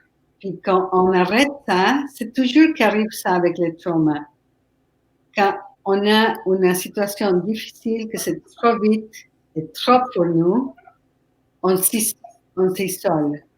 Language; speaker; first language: French; non-native, fluent; Spanish